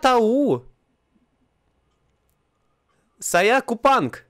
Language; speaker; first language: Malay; non-native, learner; Russian